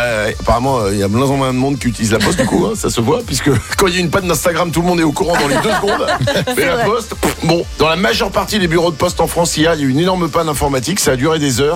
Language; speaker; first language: French; native; French